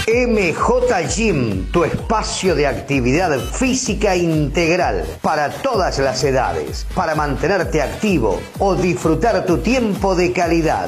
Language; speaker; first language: Spanish; native; Spanish